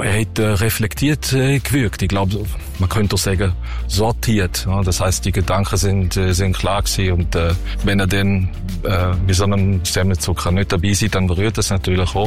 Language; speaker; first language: German; native; German